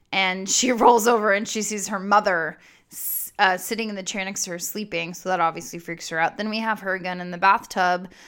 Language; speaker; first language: English; native; English